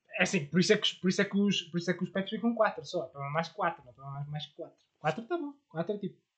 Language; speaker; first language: Portuguese; native; Portuguese